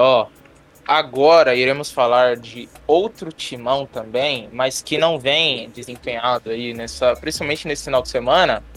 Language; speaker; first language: Portuguese; native; Portuguese